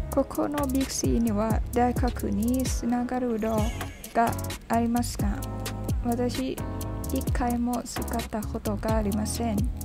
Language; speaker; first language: Japanese; non-native, learner; Thai